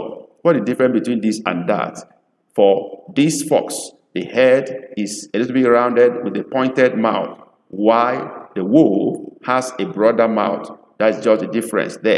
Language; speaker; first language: English; non-native, local second language; Igbo